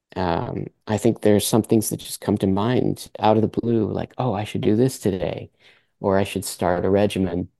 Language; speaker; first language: English; early bilingual, other home language; French